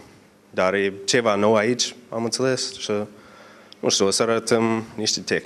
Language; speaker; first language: Romanian; non-native, fluent; English